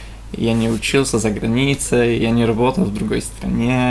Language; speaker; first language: Russian; non-native, fluent; Polish